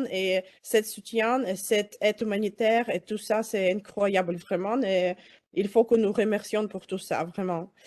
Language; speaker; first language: French; non-native, fluent; Ukrainian